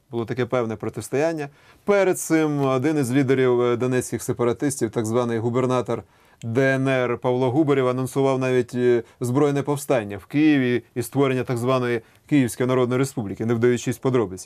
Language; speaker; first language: Ukrainian; native; Ukrainian